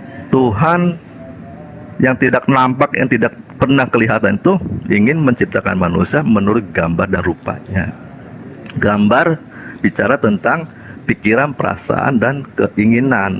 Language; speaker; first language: Indonesian; native; Indonesian